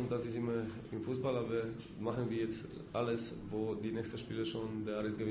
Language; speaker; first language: German; non-native, fluent; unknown